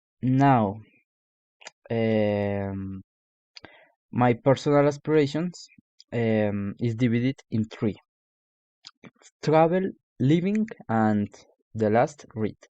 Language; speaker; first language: English; non-native, learner; Spanish